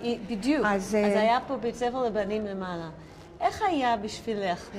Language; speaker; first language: Hebrew; native; Hebrew